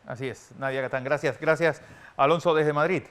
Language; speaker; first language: Spanish; native; Spanish